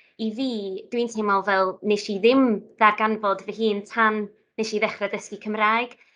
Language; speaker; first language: Welsh; non-native, local second language; Italian